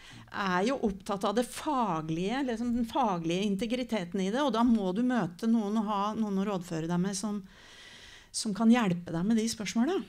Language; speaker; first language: Norwegian; native; Norwegian